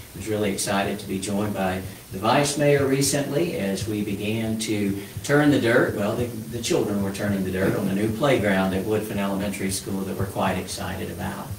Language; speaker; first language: English; native; English